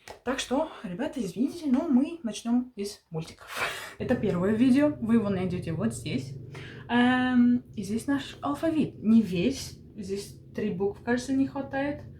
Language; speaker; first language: Russian; early bilingual, heritage; Russian